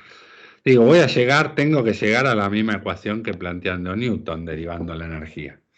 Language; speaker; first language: Spanish; native; Spanish